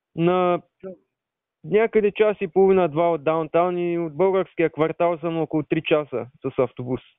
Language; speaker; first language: Bulgarian; non-native, local second language; Turkish